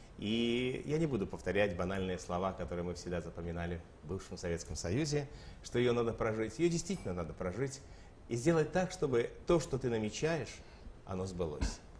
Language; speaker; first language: Russian; native; Russian